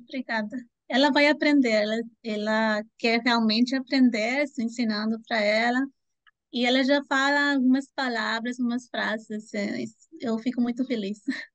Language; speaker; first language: Portuguese; non-native, fluent; Spanish